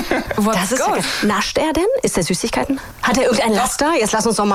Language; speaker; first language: German; native; German